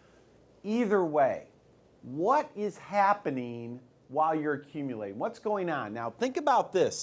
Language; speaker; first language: English; native; English